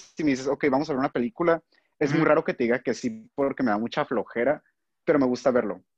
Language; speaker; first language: Spanish; native; Spanish